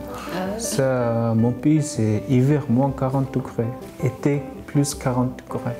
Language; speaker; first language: French; non-native, learner; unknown